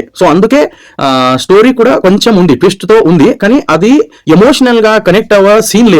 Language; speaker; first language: Telugu; non-native, learner; Kannada